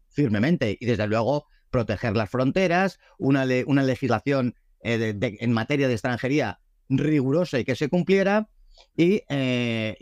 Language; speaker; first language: Spanish; native; Spanish